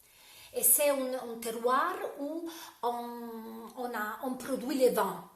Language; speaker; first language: French; non-native, learner; Italian